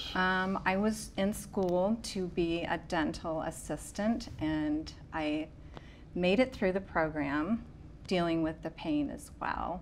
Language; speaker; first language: English; native; English